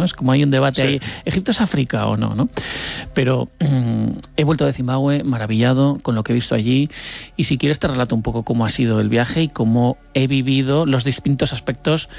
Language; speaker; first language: Spanish; native; Spanish